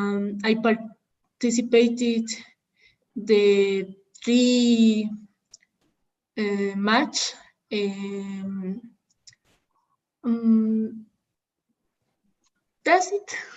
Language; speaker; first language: English; non-native, learner; Spanish